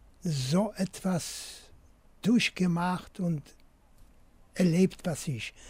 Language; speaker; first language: German; non-native, fluent; Polish